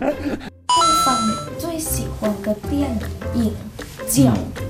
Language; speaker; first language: Chinese; non-native, fluent; Thai